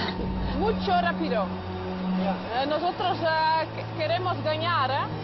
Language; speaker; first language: Spanish; non-native, learner; Dutch